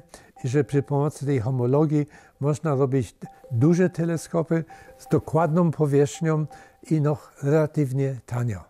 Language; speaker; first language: Polish; early bilingual, heritage; Polish